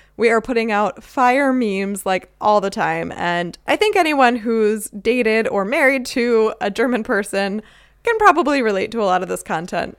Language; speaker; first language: English; native; English